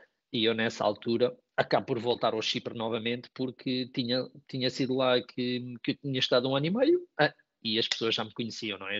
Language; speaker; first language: Portuguese; native; Portuguese